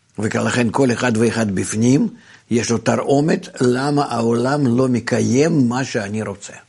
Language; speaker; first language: Hebrew; non-native, fluent; Russian